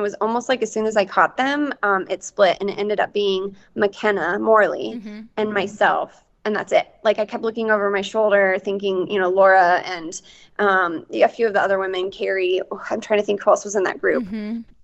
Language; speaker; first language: English; native; English